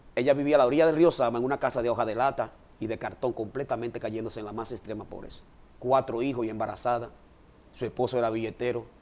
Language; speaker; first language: Spanish; native; Spanish